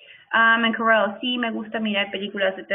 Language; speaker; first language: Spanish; non-native, fluent; English